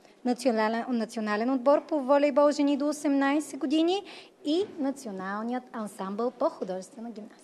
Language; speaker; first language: Bulgarian; native; Bulgarian